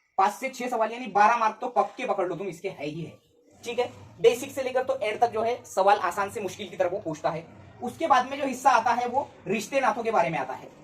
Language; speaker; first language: Hindi; native; Hindi